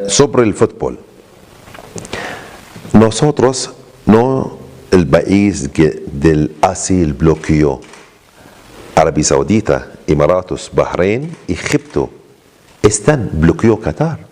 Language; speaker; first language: Spanish; non-native, learner; Arabic